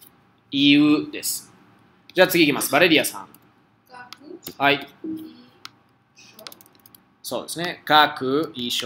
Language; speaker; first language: Japanese; non-native, fluent; Spanish